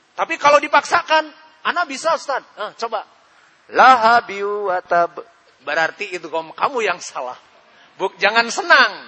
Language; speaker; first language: Indonesian; native; Indonesian